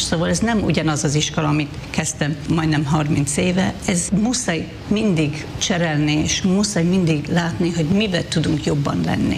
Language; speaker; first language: Hungarian; non-native, fluent; Hebrew